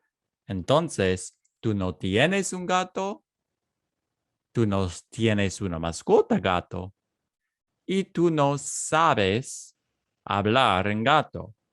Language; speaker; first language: Spanish; non-native, fluent; English